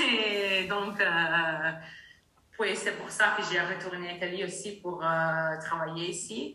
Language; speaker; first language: French; non-native, learner; Italian